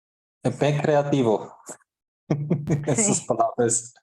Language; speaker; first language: Portuguese; non-native, learner; German